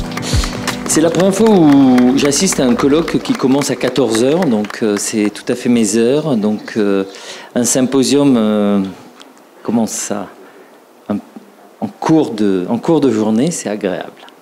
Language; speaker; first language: French; native; French